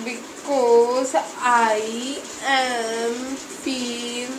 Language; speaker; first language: English; non-native, learner; Hindi